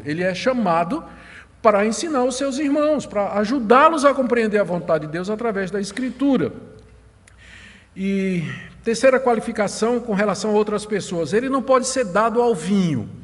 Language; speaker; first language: Portuguese; native; Portuguese